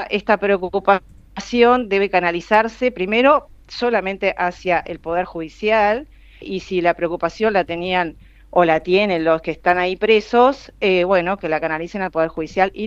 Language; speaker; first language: Spanish; native; Spanish